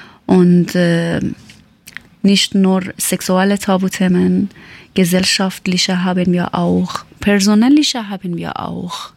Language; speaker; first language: German; non-native, learner; Persian